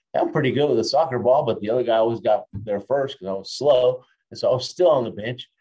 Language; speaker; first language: English; early bilingual, other home language; Spanish